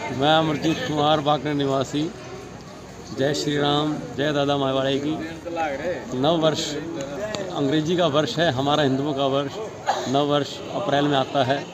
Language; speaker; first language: Hindi; native; Hindi